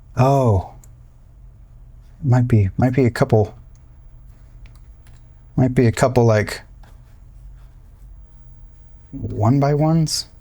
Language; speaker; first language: English; native; English